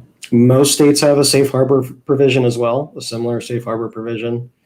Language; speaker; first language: English; native; English